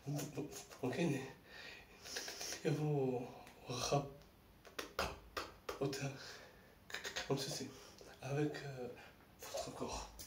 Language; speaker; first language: French; non-native, fluent; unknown